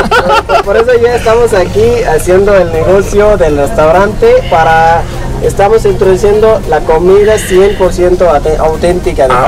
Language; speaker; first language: Spanish; non-native, fluent; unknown